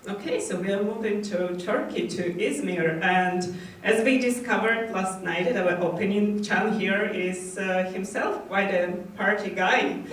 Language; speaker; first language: English; non-native, fluent; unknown